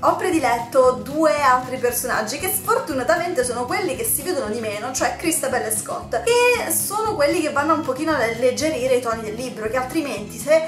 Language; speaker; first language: Italian; native; Italian